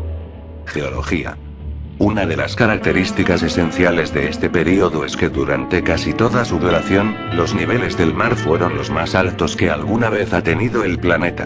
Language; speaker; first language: Spanish; native; Spanish